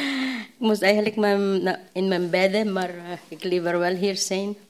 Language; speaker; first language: Dutch; non-native, learner; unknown